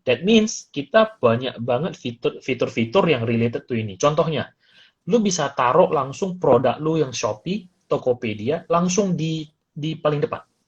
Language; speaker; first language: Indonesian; native; Indonesian